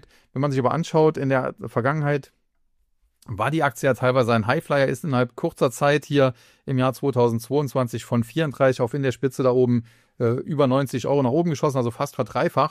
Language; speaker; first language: German; native; German